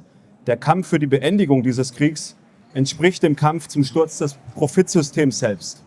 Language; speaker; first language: German; native; German